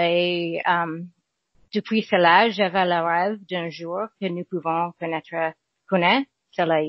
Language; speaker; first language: French; non-native, learner; English